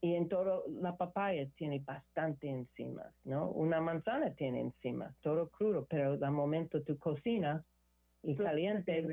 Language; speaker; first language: Spanish; non-native, learner; English